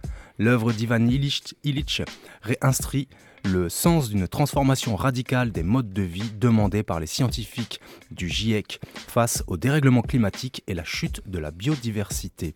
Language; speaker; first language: French; native; French